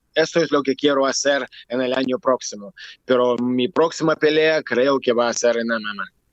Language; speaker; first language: Spanish; non-native, learner; Russian